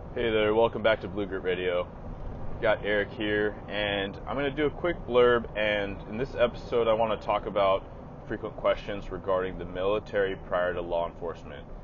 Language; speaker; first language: English; native; English